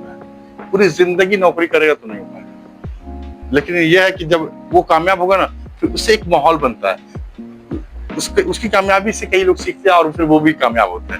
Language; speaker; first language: Hindi; native; Hindi